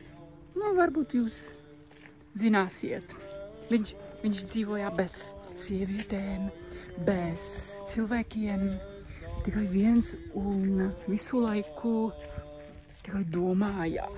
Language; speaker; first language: Latvian; non-native, fluent; Czech